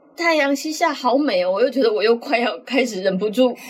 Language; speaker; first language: Chinese; native; Chinese